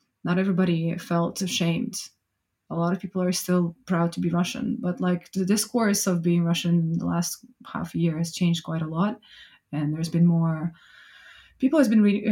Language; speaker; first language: English; non-native, fluent; Russian